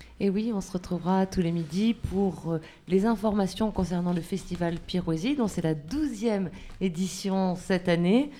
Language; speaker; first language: French; native; French